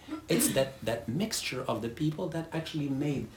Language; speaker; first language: English; non-native, fluent; Arabic